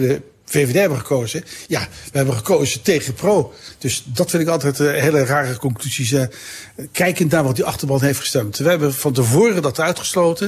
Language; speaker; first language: Dutch; native; Dutch